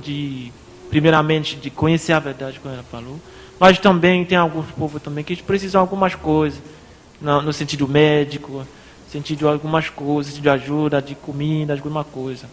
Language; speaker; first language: Portuguese; non-native, fluent; Haitian Creole